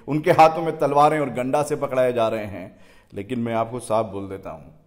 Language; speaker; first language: Hindi; native; Hindi